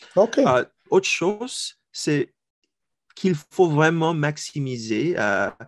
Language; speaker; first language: French; non-native, fluent; Filipino